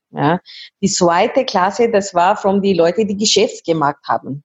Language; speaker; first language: German; non-native, learner; Hindi